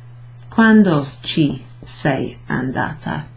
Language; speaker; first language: Italian; non-native, fluent; English